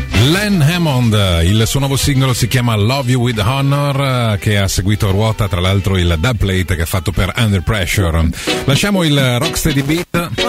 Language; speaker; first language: Italian; native; Italian